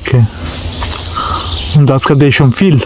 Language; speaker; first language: German; non-native, learner; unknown